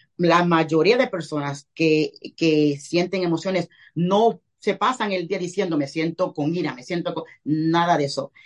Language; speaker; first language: Spanish; early bilingual, heritage; Spanish